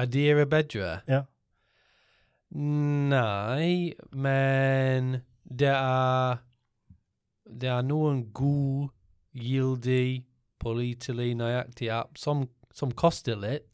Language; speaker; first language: Norwegian; non-native, learner; English